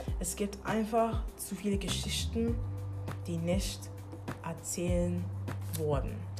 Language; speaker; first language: German; non-native, fluent; English